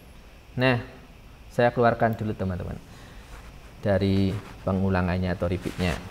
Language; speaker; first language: Indonesian; native; Indonesian